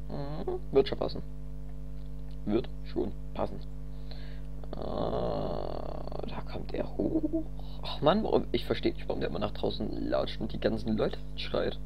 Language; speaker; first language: German; native; German